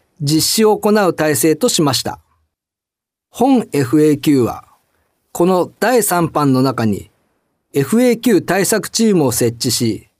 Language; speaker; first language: Japanese; native; Japanese